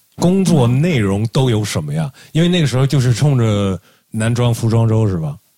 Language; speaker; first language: Chinese; native; Chinese